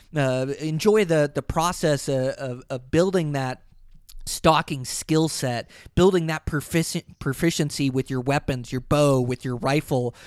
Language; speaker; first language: English; native; English